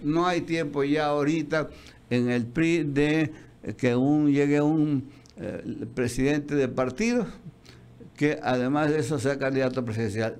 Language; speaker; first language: Spanish; native; Spanish